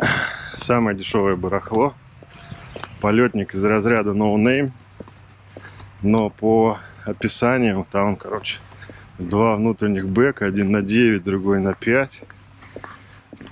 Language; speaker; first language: Russian; native; Russian